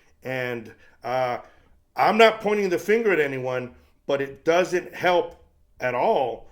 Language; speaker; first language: English; native; English